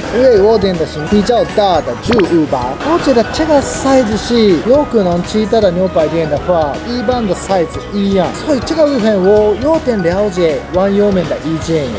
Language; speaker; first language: Chinese; non-native, fluent; Japanese